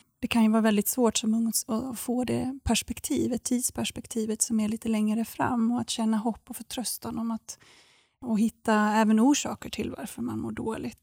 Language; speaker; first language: Swedish; native; Swedish